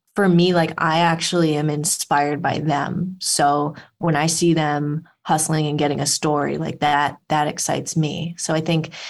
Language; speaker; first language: English; native; English